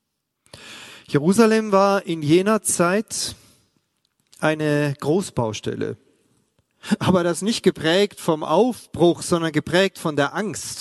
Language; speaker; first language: German; native; German